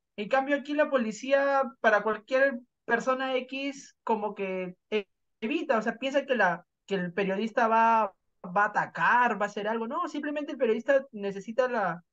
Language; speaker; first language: Spanish; native; Spanish